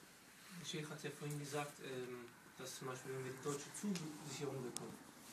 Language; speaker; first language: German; early bilingual, other home language; Turkish